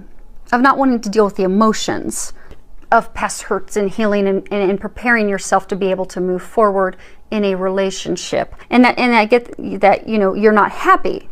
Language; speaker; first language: English; native; English